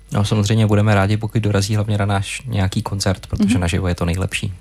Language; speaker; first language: Czech; native; Czech